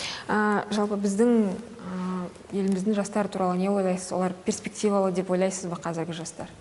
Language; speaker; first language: Kazakh; native; Kazakh